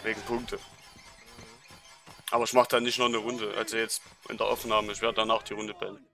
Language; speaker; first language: German; native; German